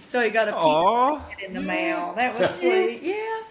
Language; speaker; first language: English; native; English